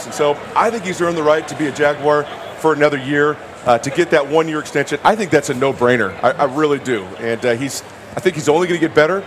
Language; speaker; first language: English; native; English